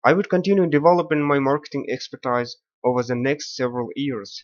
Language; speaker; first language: English; non-native, learner; Kazakh